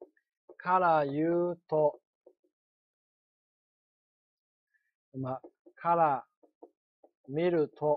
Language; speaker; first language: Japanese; non-native, fluent; Chinese